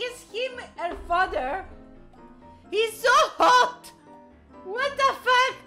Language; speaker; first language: English; non-native, fluent; Italian